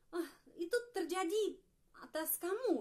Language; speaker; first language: Indonesian; non-native, fluent; Russian